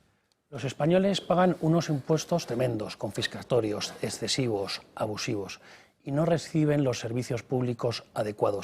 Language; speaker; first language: Spanish; native; Spanish